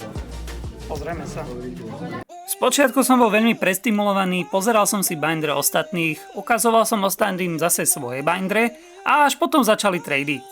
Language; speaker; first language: Slovak; native; Slovak